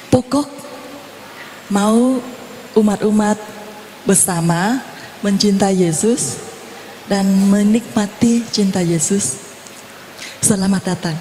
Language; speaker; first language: Indonesian; non-native, fluent; Vietnamese